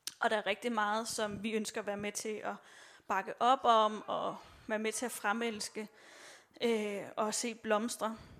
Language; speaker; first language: Danish; native; Danish